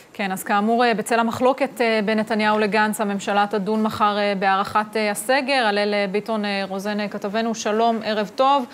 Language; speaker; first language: Hebrew; native; Hebrew